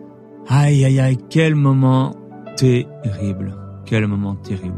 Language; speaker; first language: French; native; French